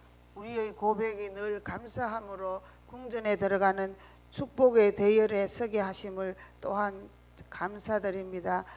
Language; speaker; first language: Korean; native; Korean